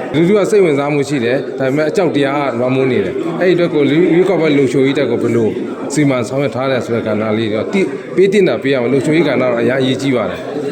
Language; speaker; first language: Burmese; non-native, local second language; Shan